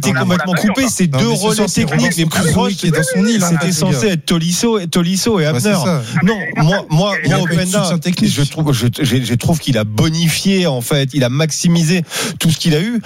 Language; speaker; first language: French; native; French